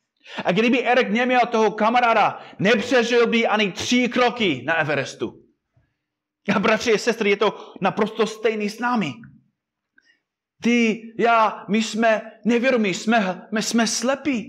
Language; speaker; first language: Czech; non-native, fluent; English